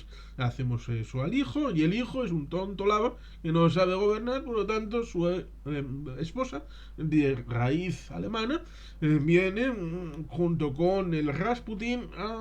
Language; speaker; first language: Spanish; native; Spanish